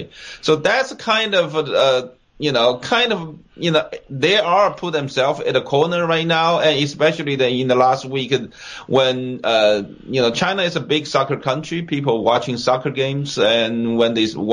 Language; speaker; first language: English; non-native, fluent; Chinese